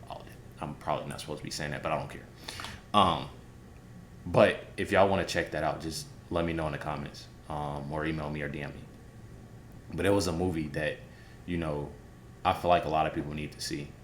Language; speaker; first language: English; native; English